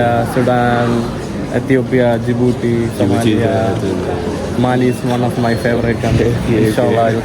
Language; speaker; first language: English; non-native, local second language; Malayalam